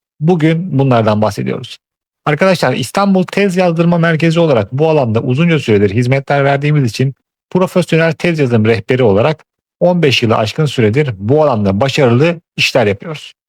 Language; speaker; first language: Turkish; native; Turkish